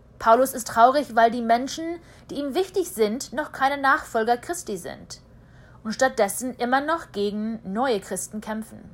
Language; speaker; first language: German; early bilingual, heritage; German